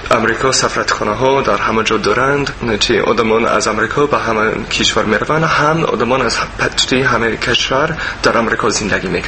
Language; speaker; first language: Persian; non-native, learner; English